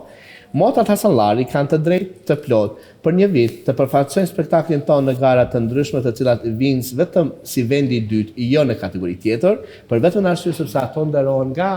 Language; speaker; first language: Albanian; native; Albanian